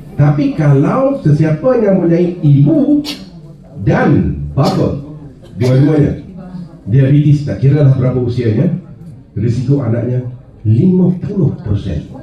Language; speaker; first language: Malay; native; Malay